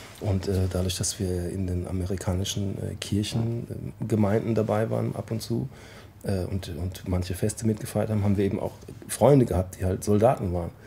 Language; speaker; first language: German; early bilingual, other home language; English